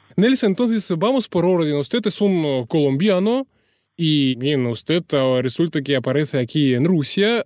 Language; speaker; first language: Spanish; non-native, fluent; Russian